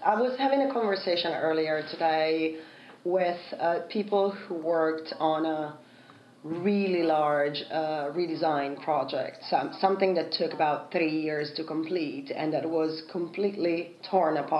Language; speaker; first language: English; non-native, fluent; Italian